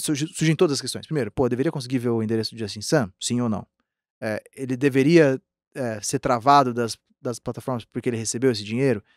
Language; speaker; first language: Portuguese; native; Portuguese